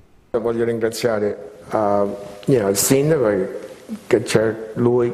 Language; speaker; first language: Italian; early bilingual, heritage; Italian